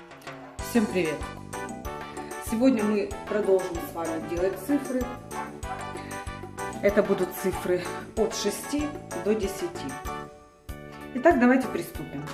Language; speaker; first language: Russian; native; Russian